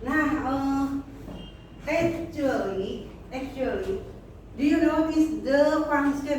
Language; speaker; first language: English; non-native, fluent; Indonesian